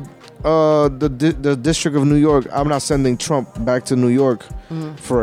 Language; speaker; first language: English; native; English